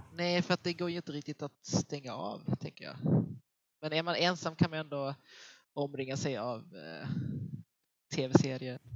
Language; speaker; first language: Swedish; early bilingual, other home language; Vietnamese